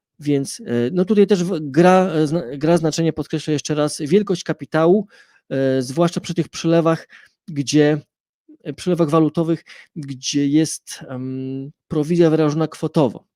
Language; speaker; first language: Polish; native; Polish